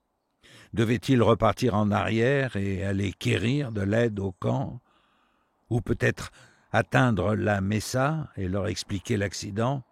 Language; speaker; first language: French; native; French